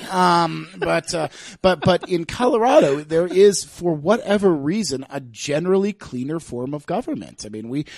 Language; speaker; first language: English; native; English